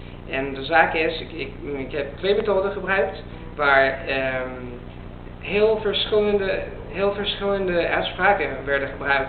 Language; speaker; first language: Dutch; non-native, learner; Italian